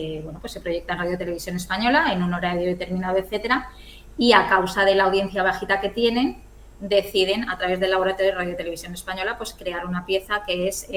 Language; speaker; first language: Spanish; native; Spanish